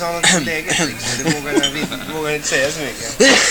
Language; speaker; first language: Swedish; native; Swedish